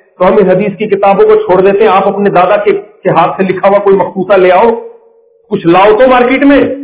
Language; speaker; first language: Urdu; native; Urdu